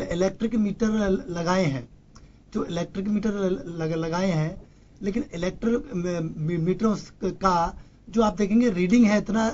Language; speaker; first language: Hindi; native; Hindi